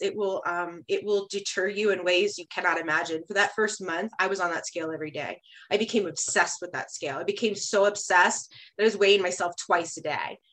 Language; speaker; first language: English; native; English